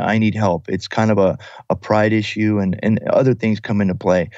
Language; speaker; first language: English; early bilingual, other home language; Russian